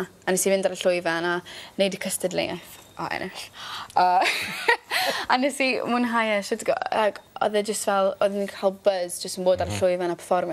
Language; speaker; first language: Welsh; native; Welsh